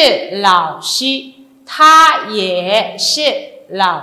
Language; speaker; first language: Chinese; non-native, fluent; French